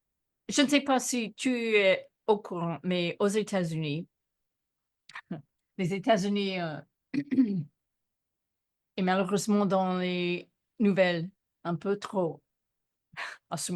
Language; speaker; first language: French; non-native, fluent; English